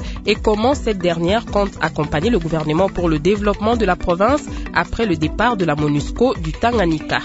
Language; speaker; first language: French; non-native, local second language; Lingala